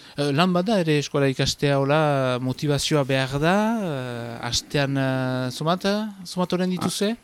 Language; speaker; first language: Basque; native; Basque